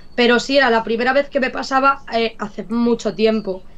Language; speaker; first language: Spanish; native; Spanish